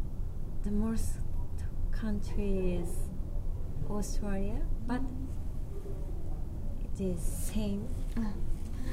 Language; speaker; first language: English; non-native, learner; Japanese